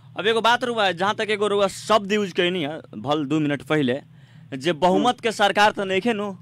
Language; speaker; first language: Bhojpuri; native; Bhojpuri